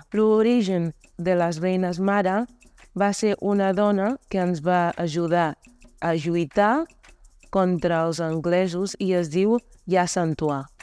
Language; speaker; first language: Catalan; non-native, learner; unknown